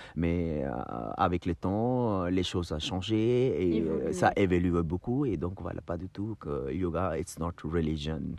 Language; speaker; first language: French; non-native, fluent; Hindi